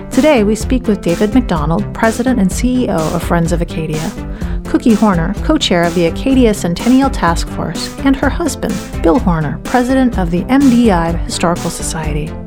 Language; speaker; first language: English; native; English